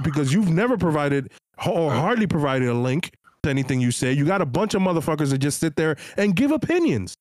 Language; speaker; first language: English; early bilingual, other home language; Spanish